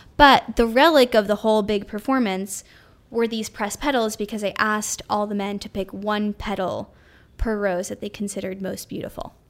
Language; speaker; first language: English; native; English